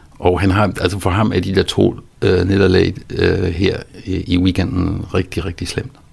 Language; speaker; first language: Danish; non-native, fluent; German